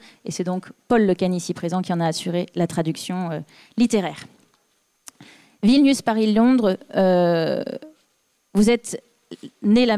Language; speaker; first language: French; native; French